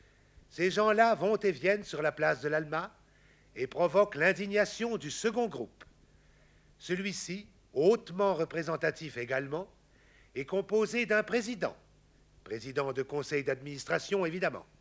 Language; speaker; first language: French; native; French